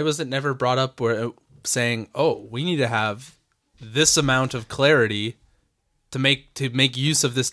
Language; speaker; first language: English; native; English